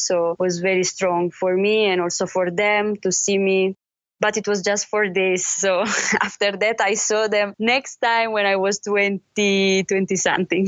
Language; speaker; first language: English; non-native, learner; Italian